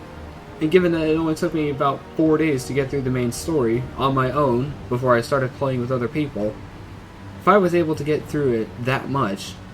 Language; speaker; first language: English; native; English